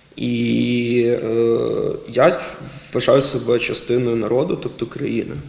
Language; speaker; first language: Ukrainian; non-native, local second language; Russian